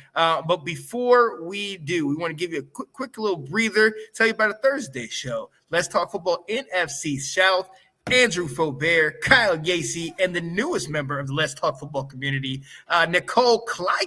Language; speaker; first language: English; native; English